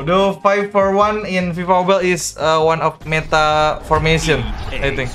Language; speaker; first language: English; non-native, learner; Indonesian